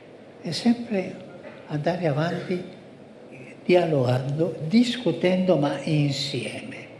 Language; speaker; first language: Italian; non-native, fluent; Spanish